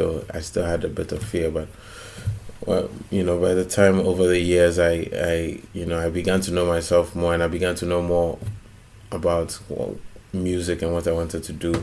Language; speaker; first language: English; non-native, local second language; Akan